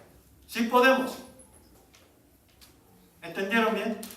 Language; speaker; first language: Spanish; non-native, learner; Korean